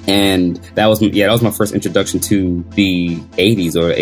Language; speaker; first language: English; native; English